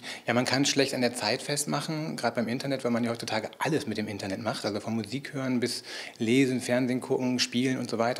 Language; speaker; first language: German; native; German